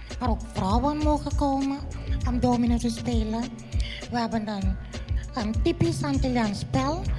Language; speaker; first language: Dutch; non-native, local second language; Papiamento